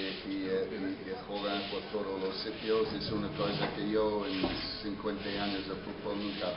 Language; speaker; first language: Spanish; non-native, fluent; English